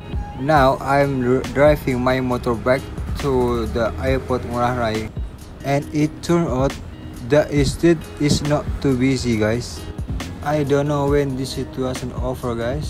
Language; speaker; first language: English; non-native, learner; Indonesian